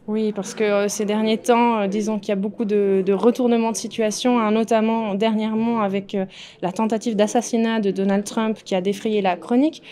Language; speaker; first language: French; native; French